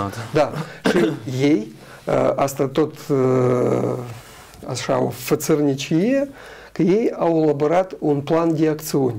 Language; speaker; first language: Romanian; non-native, local second language; Russian